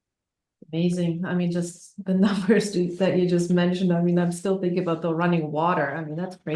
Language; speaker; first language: English; non-native, fluent; German